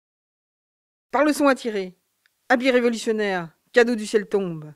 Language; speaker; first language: French; native; French